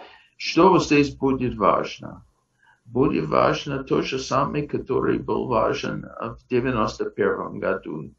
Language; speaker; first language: Russian; non-native, fluent; English